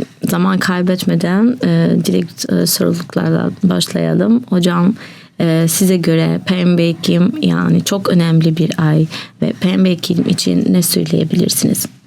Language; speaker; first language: Turkish; non-native, learner; Albanian